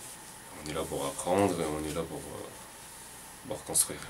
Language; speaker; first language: French; non-native, fluent; Arabic